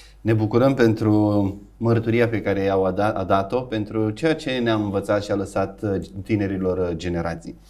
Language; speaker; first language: Romanian; native; Romanian